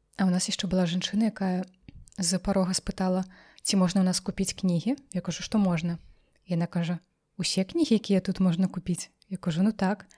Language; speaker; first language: Belarusian; non-native, local second language; Russian